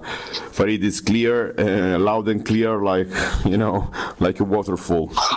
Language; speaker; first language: English; non-native, fluent; Italian